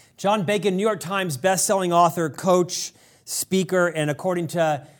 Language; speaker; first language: English; native; English